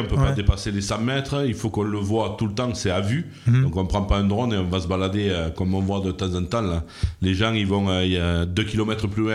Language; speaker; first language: French; native; French